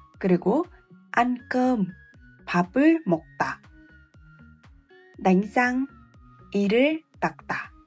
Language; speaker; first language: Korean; non-native, fluent; Vietnamese